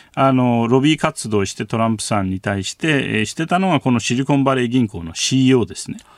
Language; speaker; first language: Japanese; non-native, fluent; Turkish